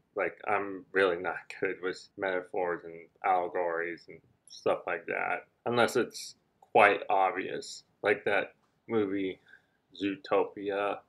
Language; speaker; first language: English; native; English